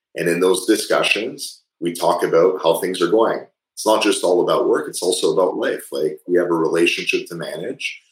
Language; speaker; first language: English; early bilingual, other home language; French